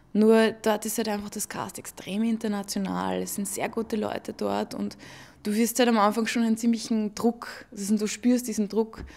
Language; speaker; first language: German; native; German